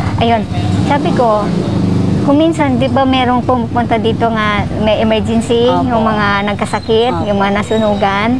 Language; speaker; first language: Filipino; non-native, local second language; Aklanon